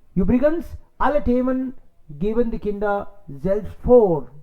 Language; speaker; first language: German; non-native, fluent; Hindi